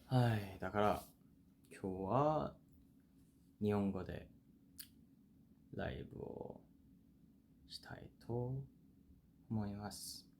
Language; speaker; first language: Japanese; non-native, fluent; Korean